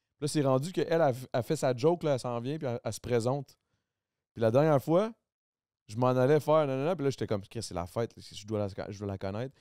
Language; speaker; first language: French; native; French